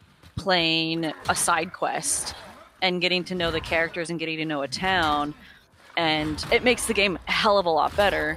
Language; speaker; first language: English; native; English